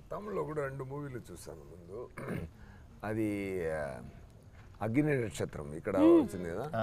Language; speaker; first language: Telugu; non-native, learner; Tamil